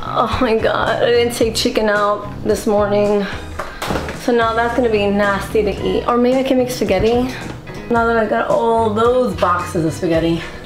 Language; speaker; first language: English; early bilingual, other home language; Spanish